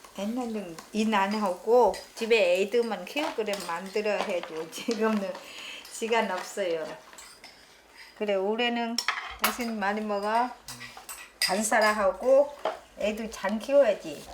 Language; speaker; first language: Korean; non-native, learner; Vietnamese